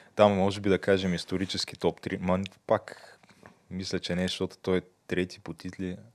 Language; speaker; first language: Bulgarian; native; Bulgarian